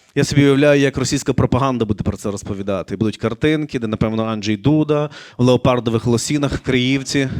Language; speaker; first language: Ukrainian; native; Ukrainian